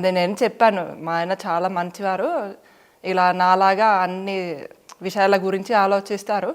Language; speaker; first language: Telugu; non-native, fluent; Finnish